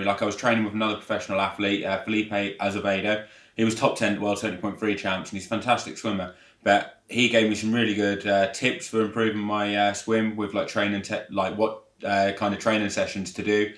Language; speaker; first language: English; native; English